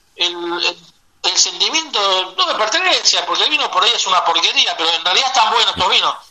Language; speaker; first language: Spanish; native; Spanish